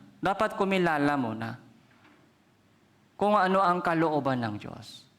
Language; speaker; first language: Filipino; non-native, fluent; Korean